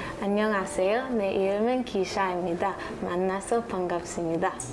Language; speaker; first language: Korean; non-native, learner; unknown